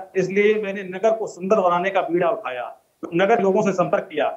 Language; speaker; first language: Hindi; native; Hindi